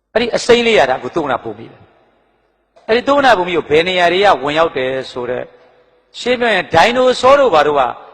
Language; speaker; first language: Burmese; non-native, local second language; Mon